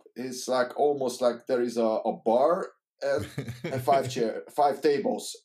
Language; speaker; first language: English; non-native, learner; Hungarian